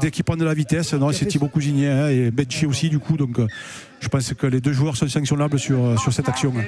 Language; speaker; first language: French; native; French